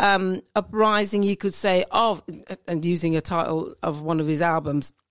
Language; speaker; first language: English; native; English